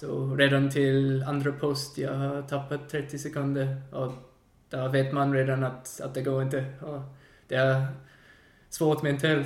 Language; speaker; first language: Swedish; non-native, fluent; English